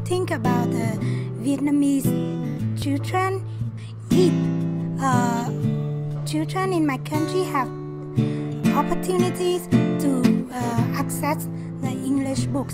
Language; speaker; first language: English; non-native, learner; Vietnamese